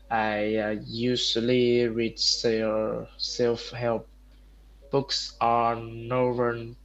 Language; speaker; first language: English; non-native, learner; Vietnamese